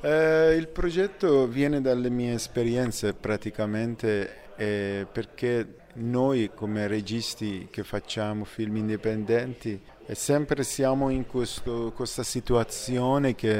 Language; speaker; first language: Italian; non-native, fluent; Persian